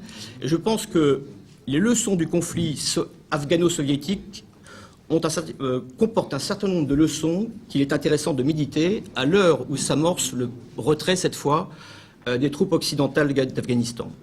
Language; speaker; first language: French; native; French